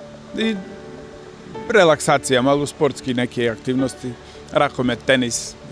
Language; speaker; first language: Macedonian; non-native, local second language; Albanian